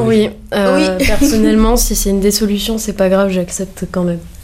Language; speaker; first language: French; native; French